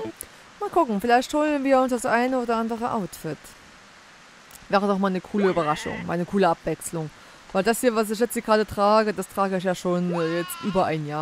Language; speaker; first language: German; native; German